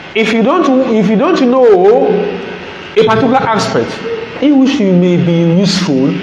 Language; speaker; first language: English; non-native, local second language; Yoruba